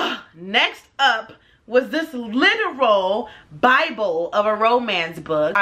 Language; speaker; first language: English; native; English